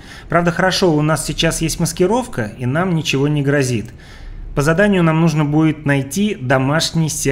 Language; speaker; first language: Russian; native; Russian